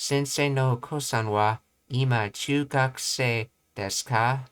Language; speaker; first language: Japanese; non-native, learner; English